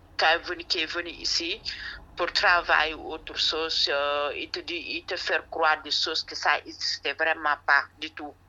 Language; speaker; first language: French; non-native, local second language; Wolof